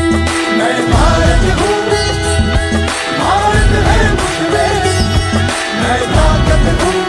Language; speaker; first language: Hindi; non-native, local second language; Telugu